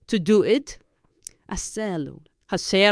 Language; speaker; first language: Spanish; non-native, fluent; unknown